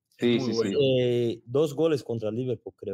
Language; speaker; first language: Spanish; non-native, learner; Portuguese